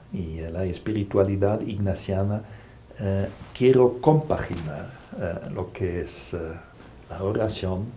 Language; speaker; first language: Spanish; non-native, fluent; German